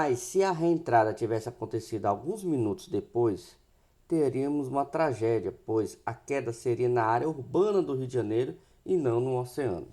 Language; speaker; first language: Portuguese; native; Portuguese